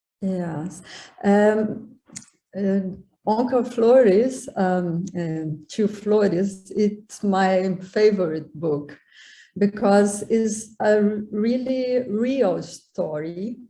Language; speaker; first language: English; non-native, learner; Portuguese